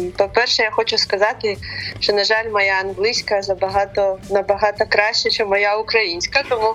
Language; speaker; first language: Ukrainian; non-native, local second language; Russian